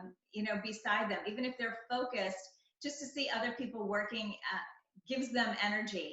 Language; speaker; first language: English; native; English